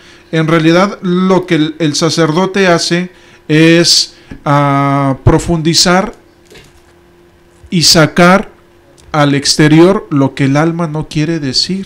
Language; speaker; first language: Spanish; native; Spanish